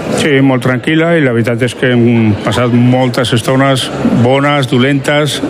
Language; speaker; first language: Catalan; non-native, local second language; Spanish